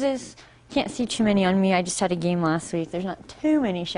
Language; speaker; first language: English; native; English